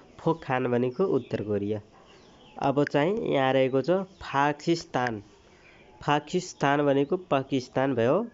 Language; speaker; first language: Nepali; native; Nepali